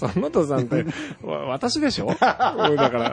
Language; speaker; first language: Japanese; native; Japanese